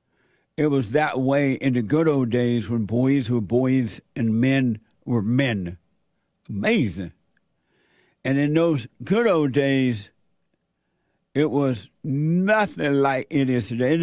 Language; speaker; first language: English; native; English